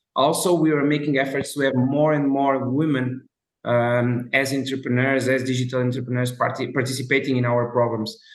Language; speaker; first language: English; non-native, fluent; Portuguese